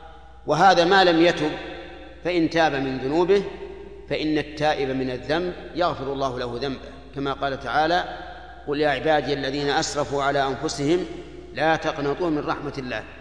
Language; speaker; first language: Arabic; native; Arabic